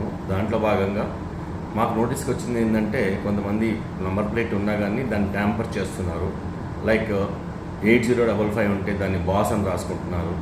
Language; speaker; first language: Telugu; native; Telugu